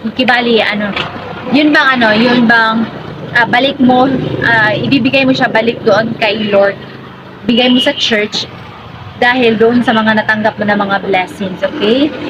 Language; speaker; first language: Filipino; non-native, local second language; Cebuano